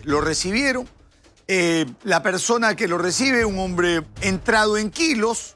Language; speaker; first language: Spanish; native; Spanish